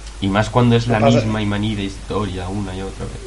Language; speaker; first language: Spanish; native; Spanish